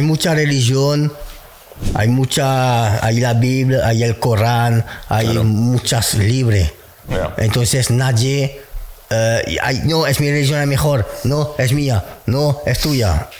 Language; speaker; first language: Spanish; non-native, learner; French